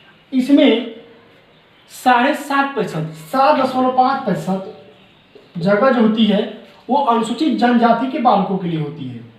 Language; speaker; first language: Hindi; native; Hindi